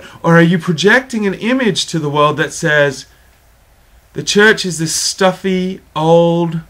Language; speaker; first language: English; native; English